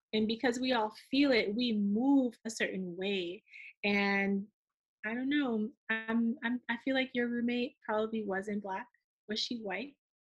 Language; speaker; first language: English; early bilingual, other home language; Haitian Creole